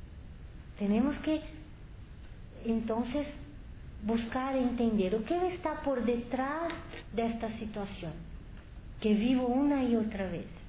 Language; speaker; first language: Spanish; non-native, fluent; Portuguese